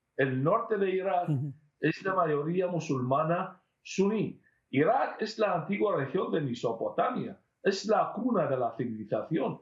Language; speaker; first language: Spanish; non-native, fluent; Arabic